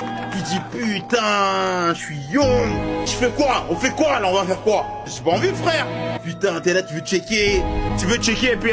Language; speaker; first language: French; native; French